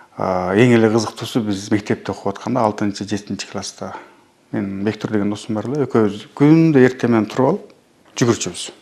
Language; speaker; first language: Kyrgyz; early bilingual, heritage; Kyrgyz